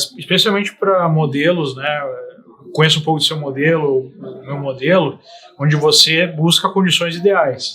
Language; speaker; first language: Portuguese; native; Portuguese